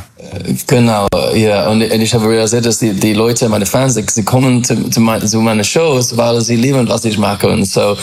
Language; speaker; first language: German; non-native, learner; English